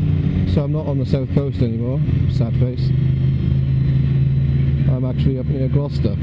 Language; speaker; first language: English; native; English